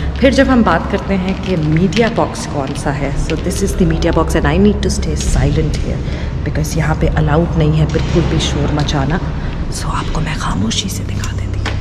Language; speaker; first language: Urdu; native; Urdu